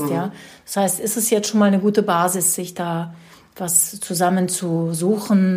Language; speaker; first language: German; native; German